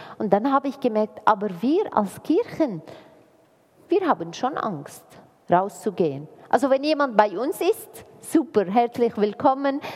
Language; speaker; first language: German; non-native, fluent; Arabic